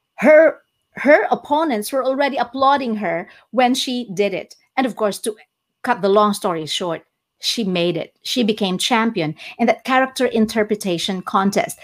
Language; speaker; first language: English; non-native, local second language; Cebuano